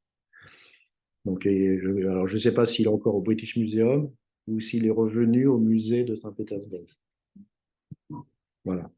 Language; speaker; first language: French; native; French